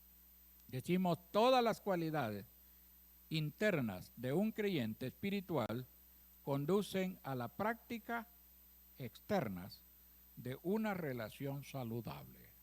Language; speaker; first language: Spanish; native; Spanish